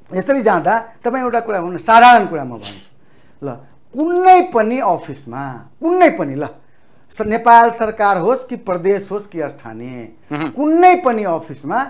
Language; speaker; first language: Nepali; non-native, local second language; Maithili